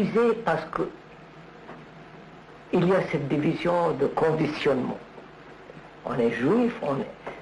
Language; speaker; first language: French; non-native, learner; Telugu